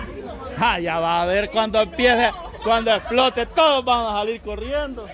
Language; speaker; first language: Spanish; native; Spanish